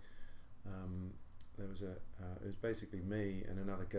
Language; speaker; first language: English; native; English